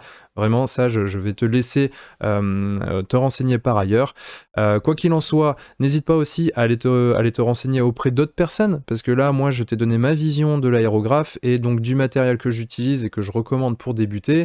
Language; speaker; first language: French; native; French